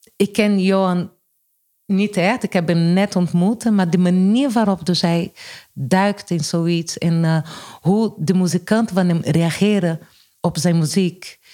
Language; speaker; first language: Dutch; non-native, fluent; Portuguese